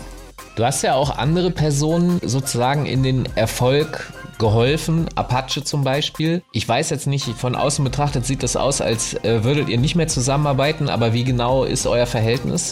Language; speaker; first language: German; native; German